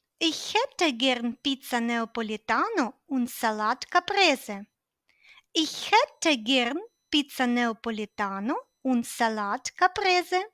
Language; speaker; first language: German; non-native, fluent; Ukrainian